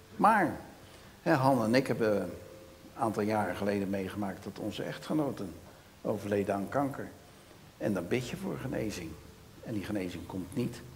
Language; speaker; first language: Dutch; native; Dutch